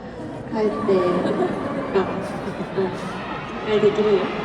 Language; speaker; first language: Japanese; non-native, learner; Korean